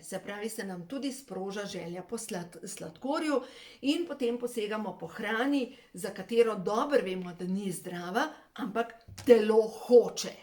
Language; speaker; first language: Slovenian; native; Slovenian